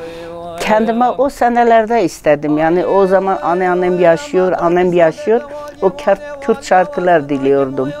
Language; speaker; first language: Turkish; non-native, learner; Armenian